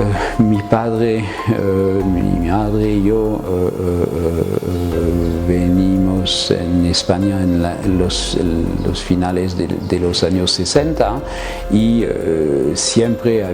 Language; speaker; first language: Spanish; non-native, fluent; French